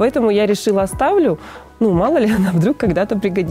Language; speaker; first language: Russian; native; Russian